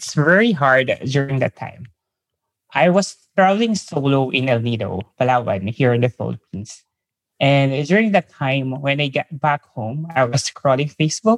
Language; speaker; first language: English; non-native, local second language; Filipino